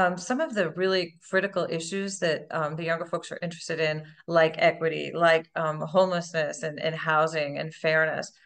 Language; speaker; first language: English; native; English